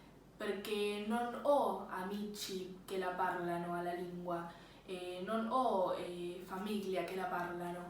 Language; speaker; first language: Italian; non-native, learner; Spanish